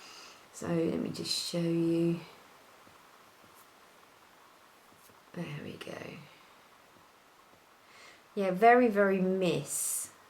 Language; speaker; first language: English; native; English